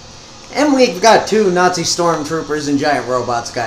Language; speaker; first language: English; native; English